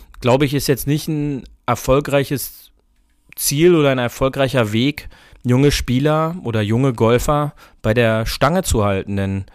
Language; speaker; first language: German; native; German